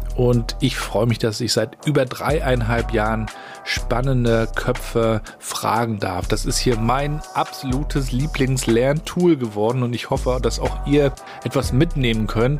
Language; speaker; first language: German; native; German